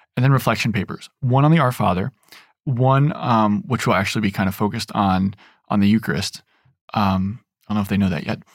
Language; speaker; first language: English; native; English